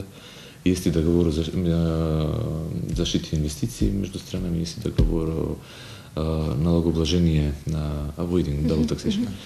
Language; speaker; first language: Russian; non-native, fluent; Macedonian